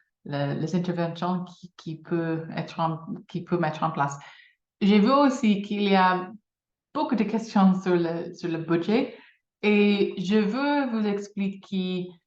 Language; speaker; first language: French; non-native, fluent; English